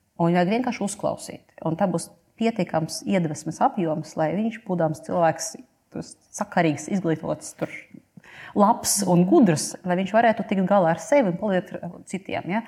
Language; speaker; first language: Latvian; non-native, local second language; Russian